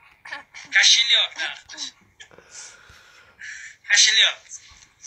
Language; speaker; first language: Russian; non-native, learner; Uzbek